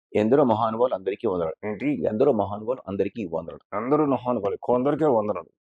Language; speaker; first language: Telugu; non-native, local second language; Lambadi